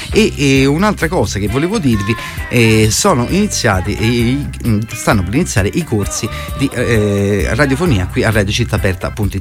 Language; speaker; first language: Italian; native; Italian